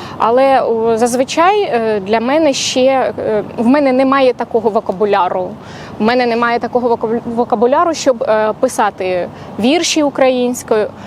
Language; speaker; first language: Ukrainian; non-native, local second language; Russian